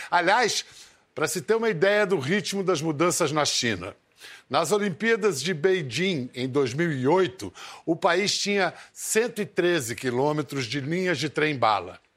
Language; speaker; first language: Portuguese; native; Portuguese